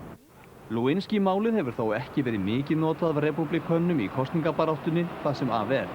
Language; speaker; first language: Icelandic; native; Icelandic